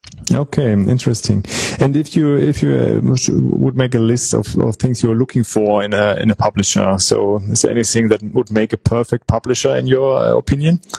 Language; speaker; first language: English; non-native, fluent; German